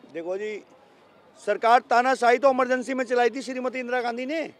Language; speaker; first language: Hindi; native; Hindi